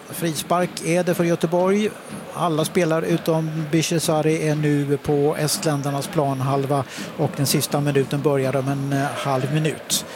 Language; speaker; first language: Swedish; native; Swedish